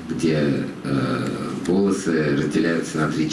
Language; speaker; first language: Russian; native; Russian